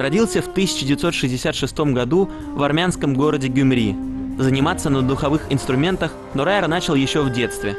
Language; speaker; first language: Russian; native; Russian